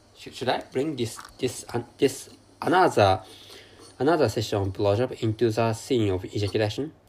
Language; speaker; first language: English; non-native, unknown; Japanese